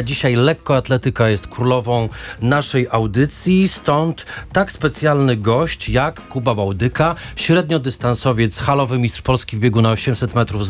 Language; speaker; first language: Polish; native; Polish